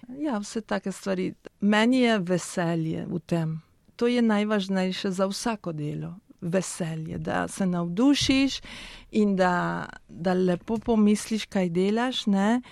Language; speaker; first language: Slovenian; early bilingual, heritage; Spanish